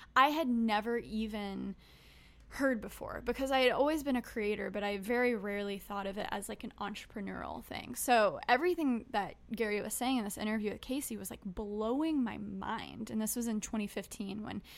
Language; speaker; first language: English; native; English